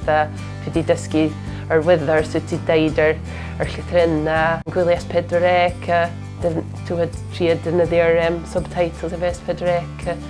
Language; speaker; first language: Welsh; non-native, learner; English